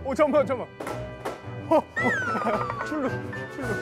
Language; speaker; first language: Korean; native; Korean